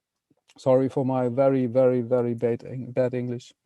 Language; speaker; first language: English; non-native, fluent; Dutch